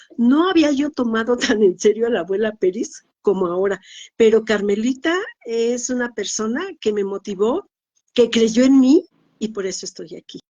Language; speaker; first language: Spanish; native; Spanish